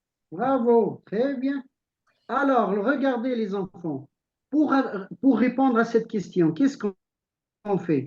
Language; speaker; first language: French; non-native, local second language; Arabic